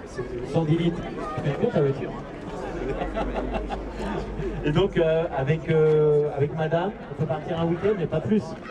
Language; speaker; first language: French; native; French